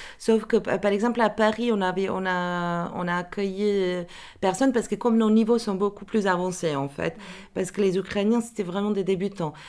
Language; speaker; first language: French; non-native, fluent; Croatian